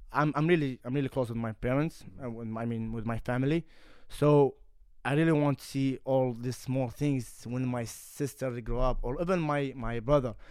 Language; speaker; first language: English; non-native, fluent; Arabic